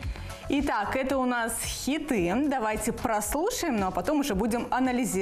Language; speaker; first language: Russian; native; Russian